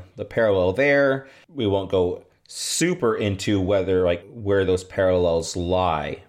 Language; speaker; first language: English; native; English